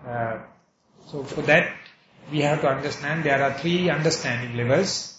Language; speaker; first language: English; non-native, local second language; Sinhala